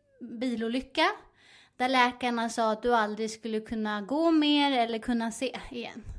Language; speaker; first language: Swedish; native; Swedish